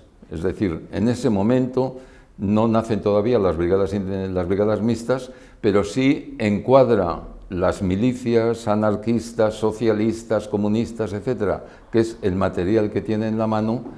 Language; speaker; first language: Spanish; native; Spanish